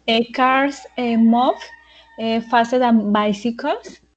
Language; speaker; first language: English; non-native, learner; Spanish